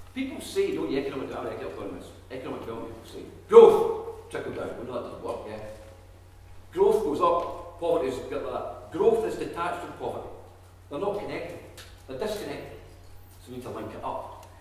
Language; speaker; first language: English; native; English